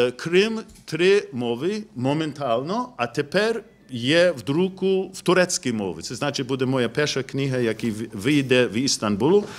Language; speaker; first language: Ukrainian; non-native, fluent; English